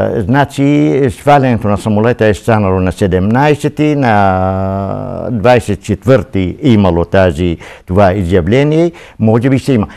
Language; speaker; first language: Bulgarian; non-native, fluent; Arabic